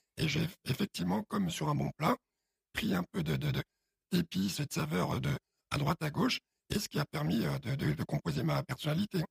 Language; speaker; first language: French; early bilingual, other home language; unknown